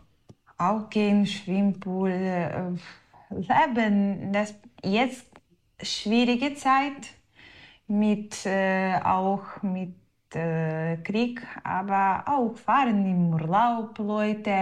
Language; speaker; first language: German; non-native, learner; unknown